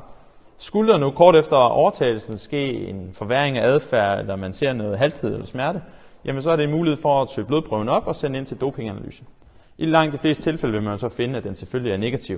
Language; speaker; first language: Danish; native; Danish